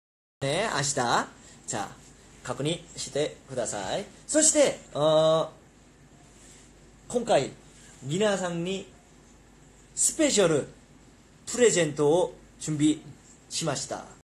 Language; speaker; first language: Japanese; non-native, learner; Korean